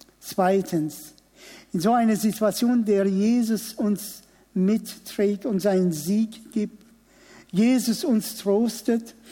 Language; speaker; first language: German; non-native, fluent; Persian